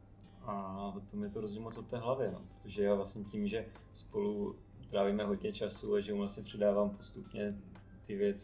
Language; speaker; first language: Czech; native; Czech